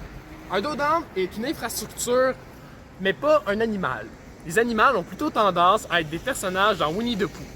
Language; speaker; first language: French; native; French